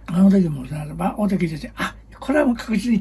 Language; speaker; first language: Japanese; native; Japanese